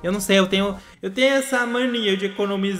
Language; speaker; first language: Portuguese; native; Portuguese